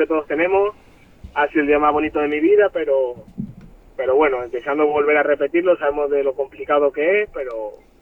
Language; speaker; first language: Spanish; native; Spanish